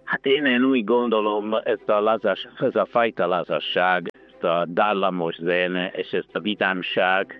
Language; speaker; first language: Hungarian; non-native, learner; Italian